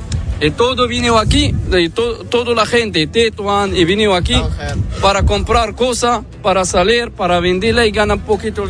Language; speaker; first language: Spanish; non-native, learner; Arabic